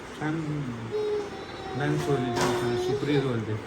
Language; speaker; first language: Turkish; non-native, learner; Urdu